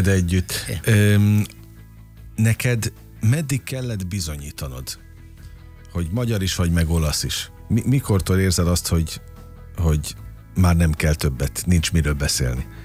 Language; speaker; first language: Hungarian; native; Hungarian